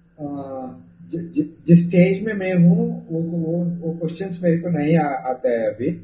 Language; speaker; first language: Hindi; non-native, local second language; Kannada